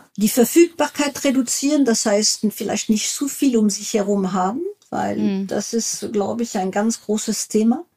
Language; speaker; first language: German; non-native, fluent; French